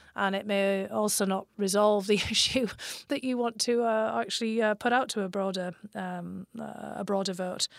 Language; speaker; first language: English; native; English